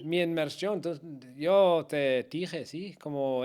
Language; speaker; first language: Spanish; non-native, learner; Danish